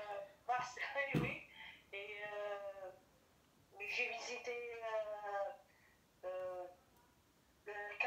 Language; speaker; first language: French; non-native, learner; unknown